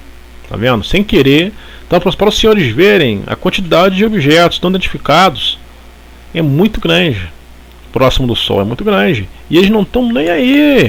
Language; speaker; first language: Portuguese; native; Portuguese